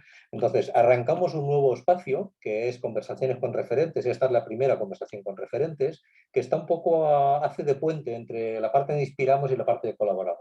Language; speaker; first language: Spanish; native; Spanish